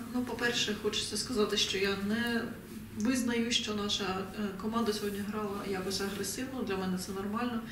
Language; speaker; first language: Ukrainian; native; Ukrainian